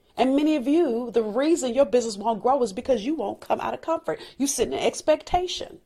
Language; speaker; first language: English; native; English